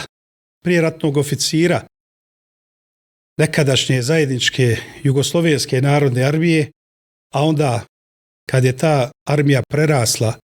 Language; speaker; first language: Bosnian; native; Bosnian